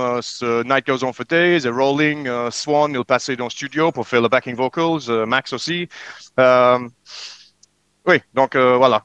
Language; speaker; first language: French; non-native, learner; English